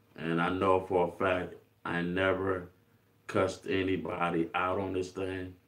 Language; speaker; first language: English; native; English